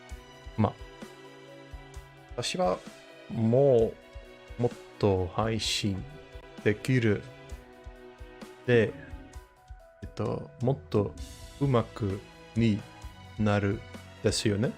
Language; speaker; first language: Japanese; non-native, learner; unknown